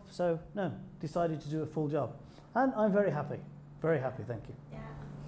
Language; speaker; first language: English; native; English